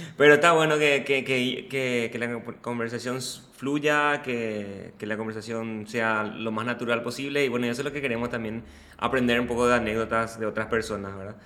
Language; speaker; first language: Spanish; native; Spanish